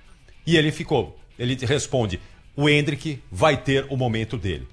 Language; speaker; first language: Portuguese; native; Portuguese